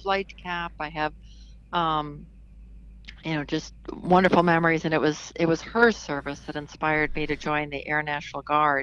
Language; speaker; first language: English; native; English